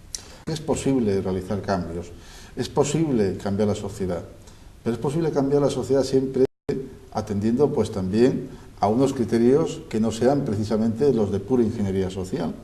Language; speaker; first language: Spanish; native; Spanish